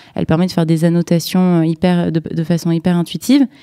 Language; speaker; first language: French; native; French